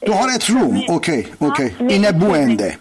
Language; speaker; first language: Swedish; non-native, fluent; Persian